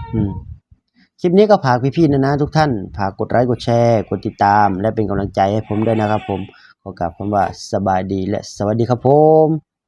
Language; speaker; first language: Thai; native; Thai